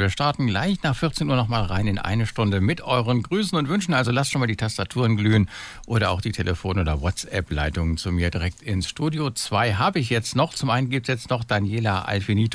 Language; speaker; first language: German; native; German